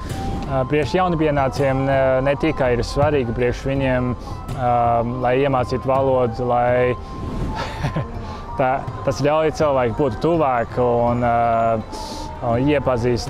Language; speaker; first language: Latvian; early bilingual, other home language; Chinese